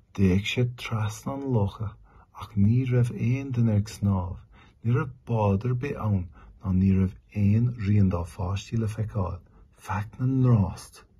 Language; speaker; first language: Irish; non-native, local second language; English